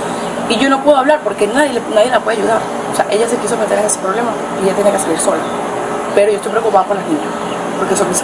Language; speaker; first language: Spanish; native; Spanish